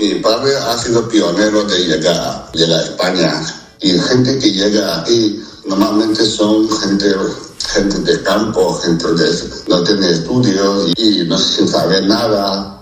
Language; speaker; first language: Spanish; non-native, fluent; Chinese